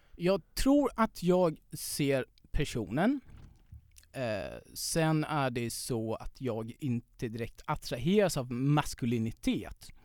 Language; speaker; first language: Swedish; non-native, fluent; Persian